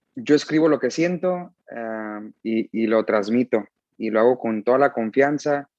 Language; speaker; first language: Spanish; early bilingual, heritage; Spanish